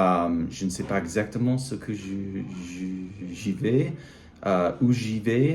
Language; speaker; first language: French; non-native, learner; English